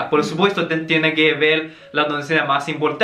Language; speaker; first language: Spanish; non-native, learner; Chinese